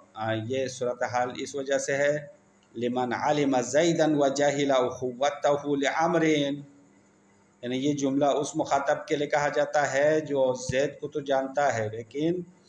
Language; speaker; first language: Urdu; non-native, local second language; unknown